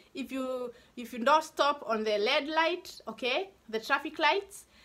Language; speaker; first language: English; non-native, local second language; Kikuyu